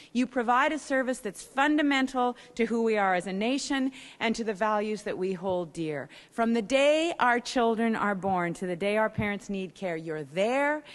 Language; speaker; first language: English; native; English